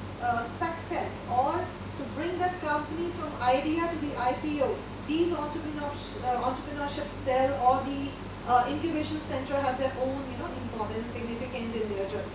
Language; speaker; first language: English; non-native, local second language; Hindi